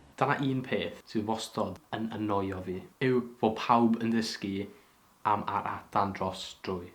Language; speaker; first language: Welsh; native; Welsh